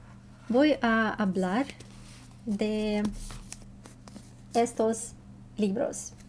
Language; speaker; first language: Spanish; non-native, learner; Russian